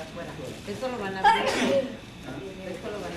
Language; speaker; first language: Spanish; native; Spanish